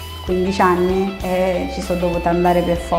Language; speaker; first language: Italian; non-native, fluent; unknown